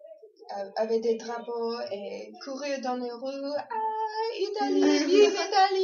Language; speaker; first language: French; non-native, learner; English